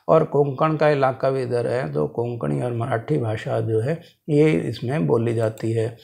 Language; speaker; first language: Hindi; native; Hindi